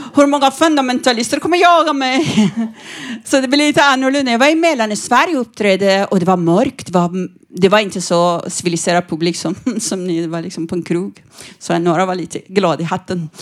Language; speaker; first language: Swedish; non-native, fluent; Persian